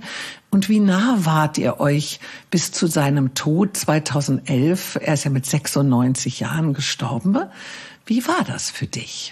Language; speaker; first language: German; native; German